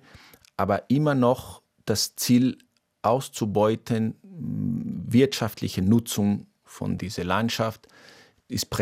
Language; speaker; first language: German; non-native, fluent; Portuguese